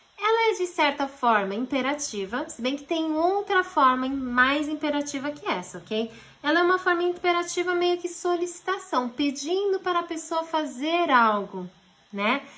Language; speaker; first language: Portuguese; early bilingual, heritage; Japanese